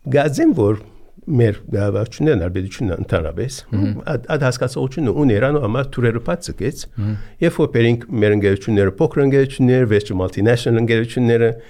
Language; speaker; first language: Armenian; early bilingual, heritage; Armenian